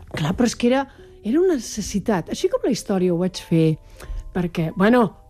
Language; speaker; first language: Catalan; native; Catalan